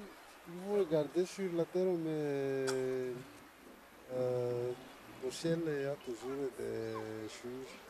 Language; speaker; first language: French; non-native, local second language; Malagasy